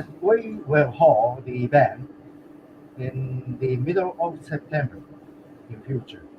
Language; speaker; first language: English; non-native, learner; Japanese